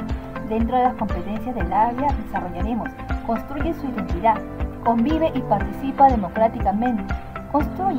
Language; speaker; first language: Spanish; native; Spanish